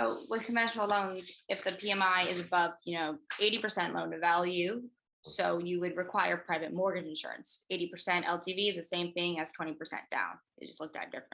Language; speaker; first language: English; native; English